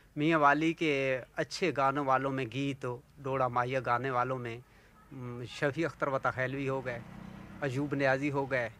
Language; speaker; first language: Urdu; non-native, local second language; Saraiki